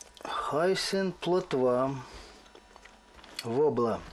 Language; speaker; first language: German; non-native, learner; Russian